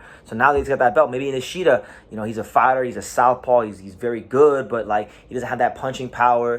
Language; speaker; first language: English; native; English